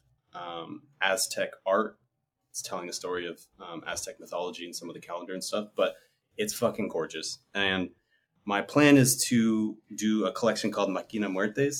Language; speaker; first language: English; native; English